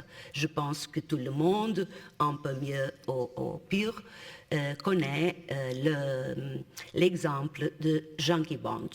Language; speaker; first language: French; non-native, fluent; Portuguese